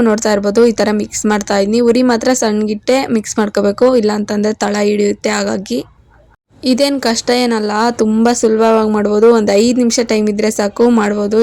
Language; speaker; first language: Kannada; non-native, local second language; Telugu